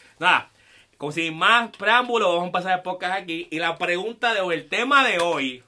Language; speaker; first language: Spanish; early bilingual, heritage; Spanish